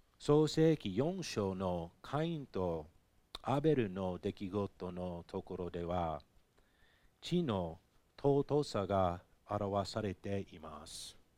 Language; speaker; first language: Japanese; non-native, fluent; English